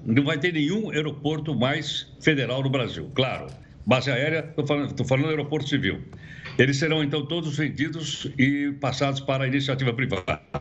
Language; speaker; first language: Portuguese; native; Portuguese